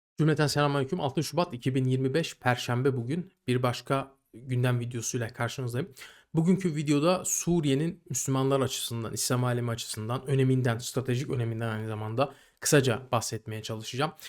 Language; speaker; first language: Turkish; native; Turkish